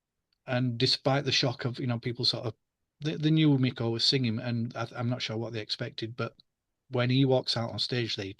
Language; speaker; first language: English; native; English